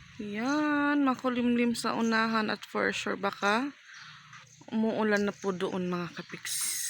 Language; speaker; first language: Filipino; non-native, local second language; Waray